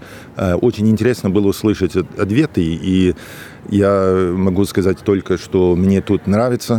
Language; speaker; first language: Russian; non-native, fluent; English